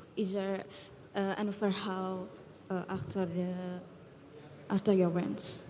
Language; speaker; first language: Dutch; non-native, learner; Indonesian